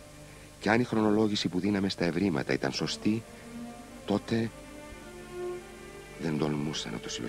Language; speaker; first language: Greek; native; Greek